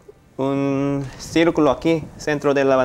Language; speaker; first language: Spanish; non-native, learner; Korean